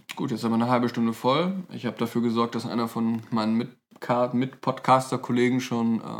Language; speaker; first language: German; native; German